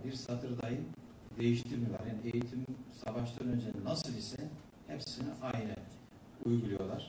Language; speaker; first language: Turkish; native; Turkish